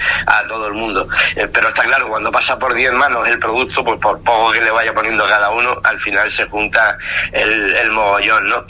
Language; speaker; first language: Spanish; native; Spanish